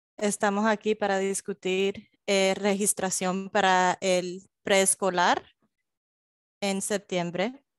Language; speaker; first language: Spanish; early bilingual, heritage; Spanish